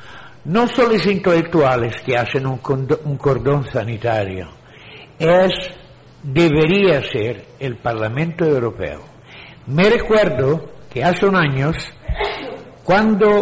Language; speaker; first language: Spanish; non-native, fluent; Italian